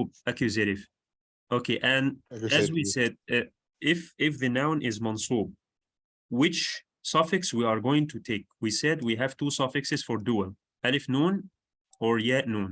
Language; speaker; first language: English; non-native, fluent; Arabic